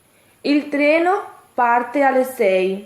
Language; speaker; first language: Italian; non-native, fluent; Urdu